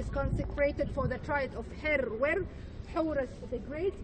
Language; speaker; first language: English; non-native, fluent; Arabic